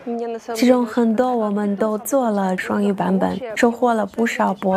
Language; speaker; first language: Chinese; non-native, fluent; Russian